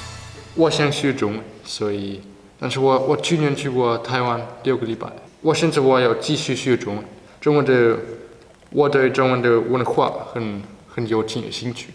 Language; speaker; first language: Chinese; non-native, learner; German